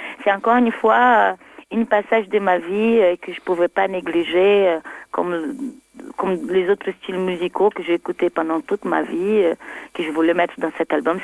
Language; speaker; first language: French; non-native, fluent; Portuguese